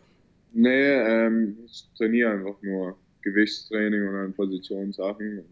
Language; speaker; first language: German; early bilingual, heritage; German